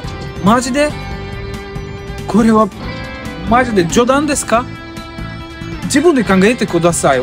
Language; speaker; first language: Japanese; non-native, learner; Russian